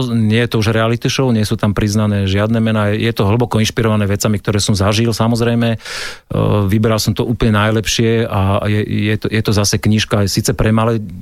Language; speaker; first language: Slovak; native; Slovak